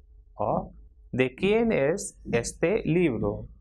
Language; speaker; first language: Spanish; non-native, fluent; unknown